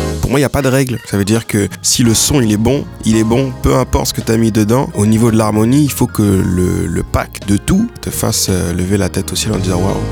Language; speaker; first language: French; native; French